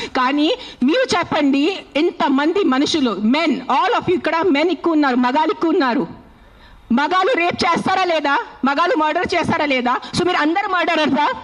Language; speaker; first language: Telugu; non-native, fluent; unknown